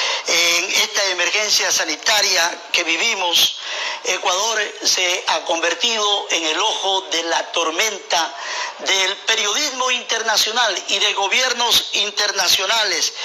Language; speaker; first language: Spanish; native; Spanish